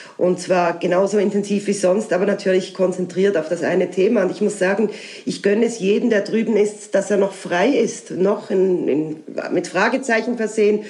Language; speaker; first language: German; native; German